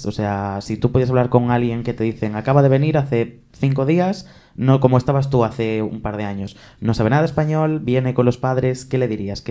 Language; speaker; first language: Spanish; native; Spanish